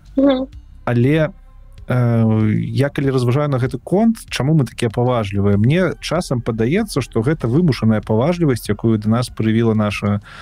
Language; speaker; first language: Belarusian; non-native, local second language; Russian